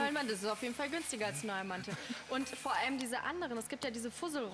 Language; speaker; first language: German; native; German